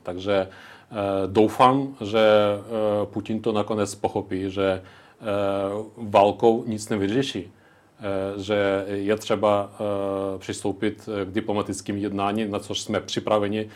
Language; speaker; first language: Czech; non-native, local second language; Ukrainian